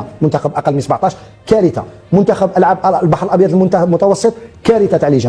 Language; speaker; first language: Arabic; native; Arabic